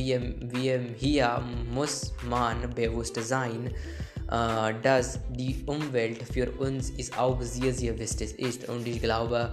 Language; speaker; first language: German; non-native, learner; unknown